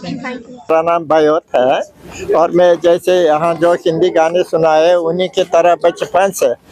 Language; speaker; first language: Hindi; non-native, fluent; Uzbek